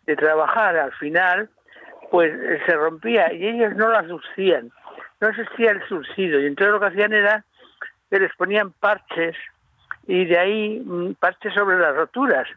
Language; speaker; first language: Spanish; native; Spanish